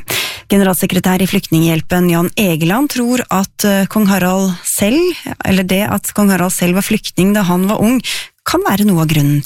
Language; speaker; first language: Norwegian; native; Norwegian